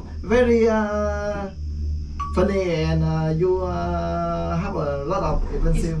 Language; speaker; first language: English; non-native, learner; Vietnamese